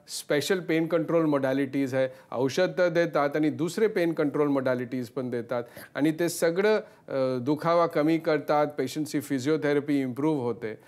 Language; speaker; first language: Marathi; non-native, local second language; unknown